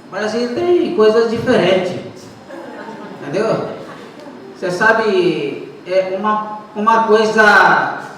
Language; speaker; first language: Portuguese; non-native, learner; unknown